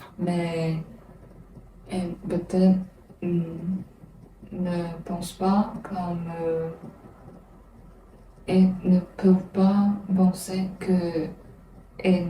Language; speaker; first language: French; non-native, learner; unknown